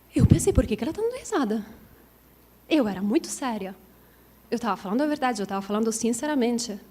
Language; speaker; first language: Portuguese; non-native, fluent; Italian